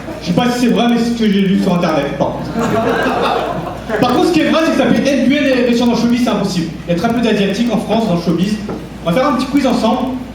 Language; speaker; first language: French; early bilingual, other home language; Vietnamese